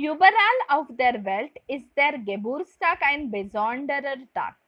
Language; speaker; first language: German; non-native, fluent; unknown